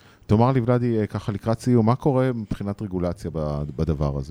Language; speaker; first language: Hebrew; native; Hebrew